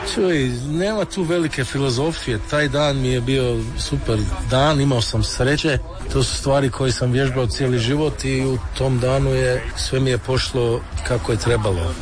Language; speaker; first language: Serbian; early bilingual, heritage; Croatian